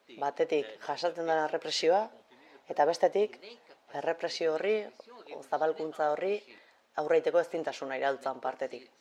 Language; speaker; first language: Basque; native; Basque